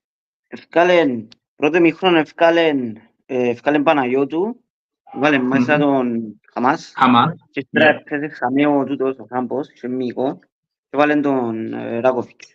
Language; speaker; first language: Greek; early bilingual, heritage; Greek